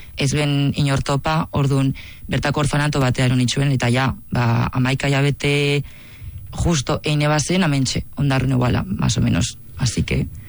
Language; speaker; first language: Basque; native; Basque